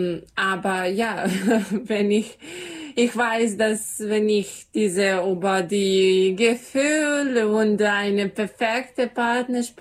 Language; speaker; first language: German; non-native, learner; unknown